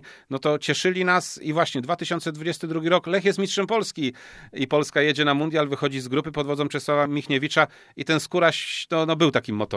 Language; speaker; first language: Polish; native; Polish